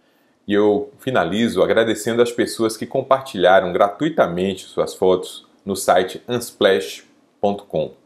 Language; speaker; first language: Portuguese; native; Portuguese